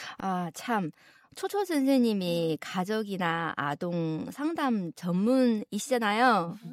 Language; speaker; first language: Korean; non-native, fluent; Chinese